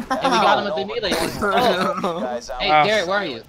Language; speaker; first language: English; native; English